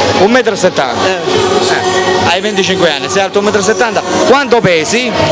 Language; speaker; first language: Italian; native; Italian